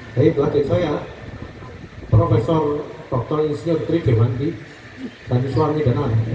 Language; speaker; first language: Indonesian; native; Indonesian